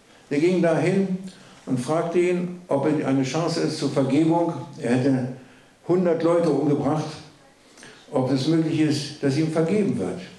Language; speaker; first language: German; native; German